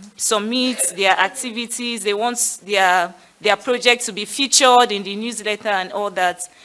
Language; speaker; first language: English; non-native, local second language; Yoruba